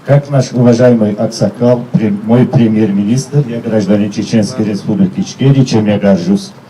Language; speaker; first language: Russian; non-native, local second language; Chechen